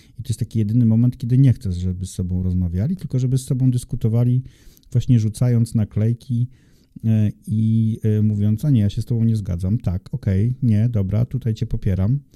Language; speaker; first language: Polish; native; Polish